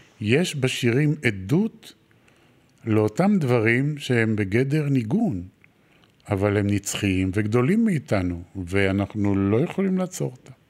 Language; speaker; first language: Hebrew; native; Hebrew